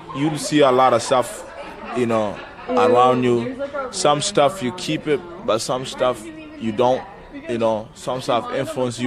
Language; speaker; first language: English; non-native, fluent; Acoli